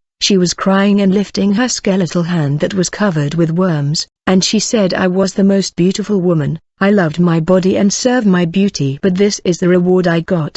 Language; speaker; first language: English; non-native, fluent; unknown